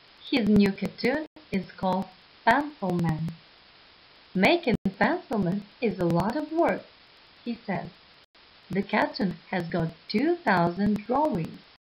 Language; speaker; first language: English; non-native, fluent; Ukrainian